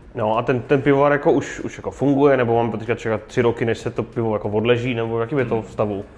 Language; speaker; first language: Czech; native; Czech